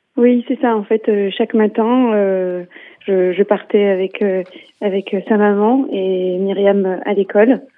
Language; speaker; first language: French; native; French